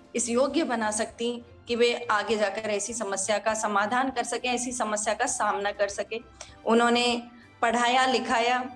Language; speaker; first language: Hindi; native; Hindi